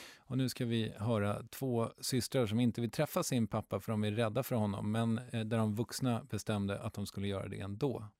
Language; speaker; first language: Swedish; native; Swedish